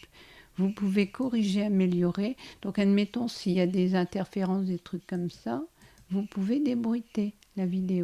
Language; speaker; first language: French; native; French